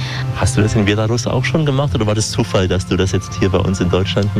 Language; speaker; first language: German; native; German